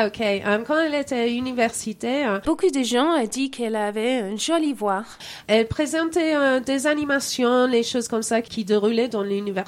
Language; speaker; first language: French; non-native, fluent; English